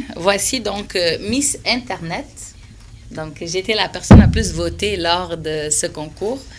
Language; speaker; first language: French; non-native, fluent; Portuguese